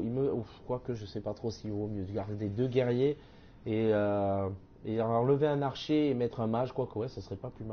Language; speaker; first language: French; native; French